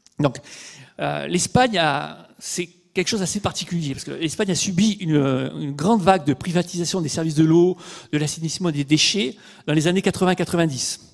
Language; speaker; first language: French; native; French